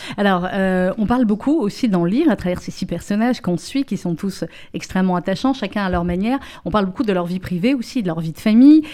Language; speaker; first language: French; native; French